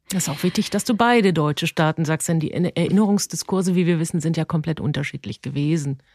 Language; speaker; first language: German; native; German